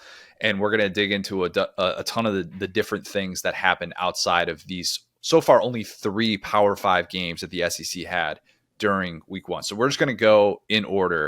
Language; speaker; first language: English; native; English